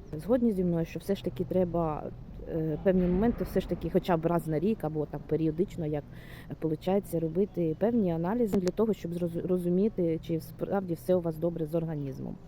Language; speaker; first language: Ukrainian; non-native, local second language; Russian